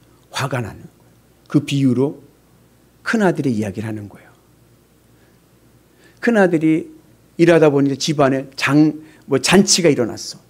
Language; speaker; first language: Korean; native; Korean